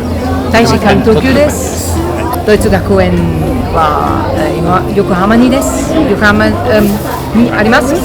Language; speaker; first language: Japanese; non-native, learner; German